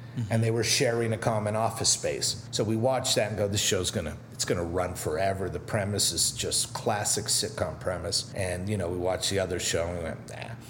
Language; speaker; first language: English; native; English